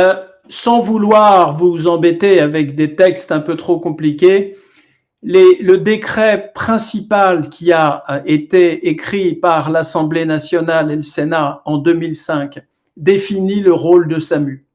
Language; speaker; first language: French; native; French